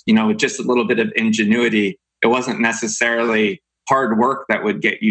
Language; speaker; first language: English; native; English